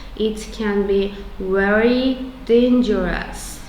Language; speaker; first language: English; non-native, fluent; Turkish